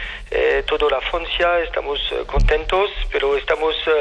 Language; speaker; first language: Spanish; non-native, fluent; French